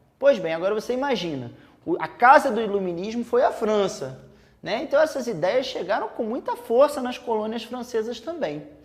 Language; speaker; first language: Portuguese; native; Portuguese